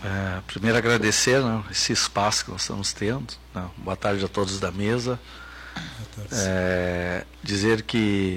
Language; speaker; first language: Portuguese; native; Portuguese